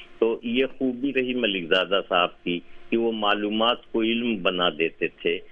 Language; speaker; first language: Urdu; native; Urdu